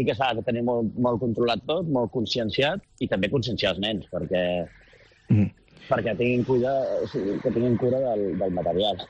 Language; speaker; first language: Catalan; native; Catalan